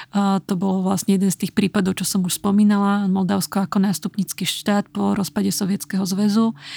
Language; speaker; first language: Slovak; native; Slovak